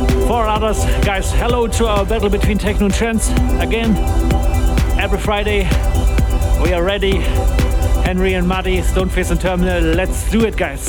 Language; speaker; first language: English; non-native, fluent; German